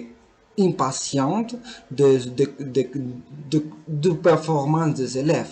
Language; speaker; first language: French; non-native, learner; Spanish